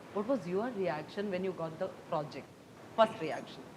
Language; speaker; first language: English; non-native, local second language; Kannada